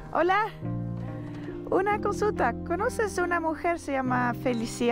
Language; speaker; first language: Spanish; non-native, learner; Dutch